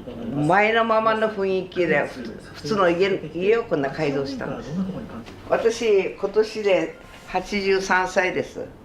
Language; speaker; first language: Japanese; native; Japanese